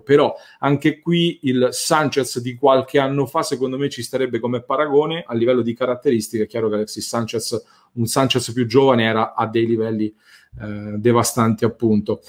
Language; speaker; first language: Italian; native; Italian